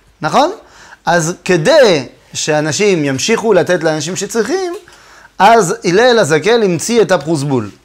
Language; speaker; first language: Hebrew; non-native, fluent; French